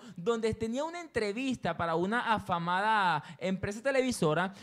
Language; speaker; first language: Spanish; native; Spanish